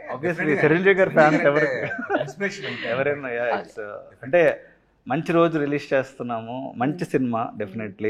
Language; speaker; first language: Telugu; native; Telugu